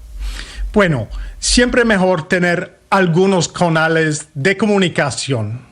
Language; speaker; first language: Spanish; non-native, fluent; English